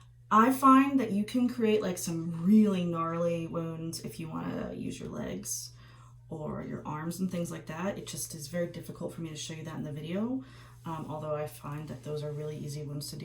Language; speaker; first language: English; native; English